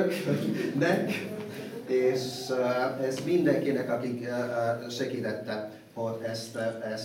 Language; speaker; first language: Hungarian; non-native, learner; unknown